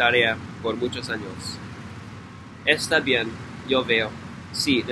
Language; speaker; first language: Spanish; non-native, learner; English